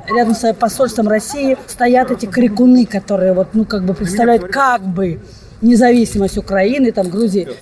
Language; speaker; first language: Russian; native; Russian